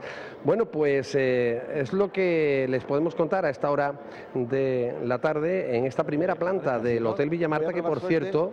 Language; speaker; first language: Spanish; native; Spanish